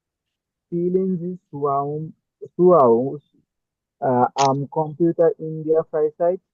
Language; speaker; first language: German; non-native, learner; Bangla